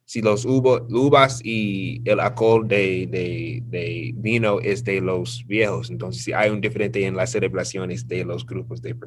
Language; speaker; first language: Spanish; non-native, learner; English